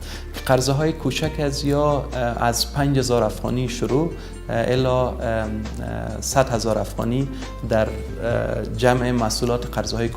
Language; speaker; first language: Persian; native; Persian